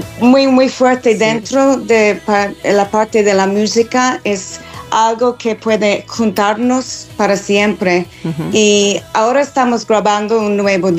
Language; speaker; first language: Spanish; non-native, fluent; English